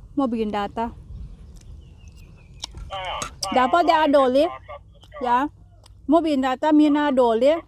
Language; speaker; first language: Norwegian; non-native, learner; Thai